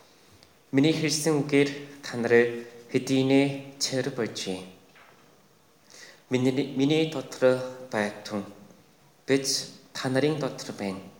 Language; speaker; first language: Mongolian; non-native, fluent; Korean